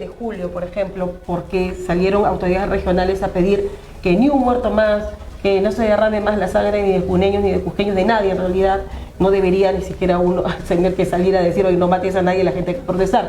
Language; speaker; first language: Spanish; native; Spanish